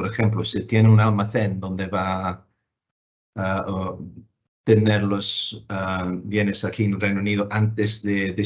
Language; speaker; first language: Spanish; non-native, fluent; English